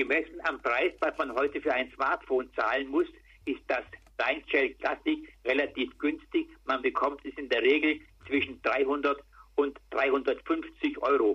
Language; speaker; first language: German; native; German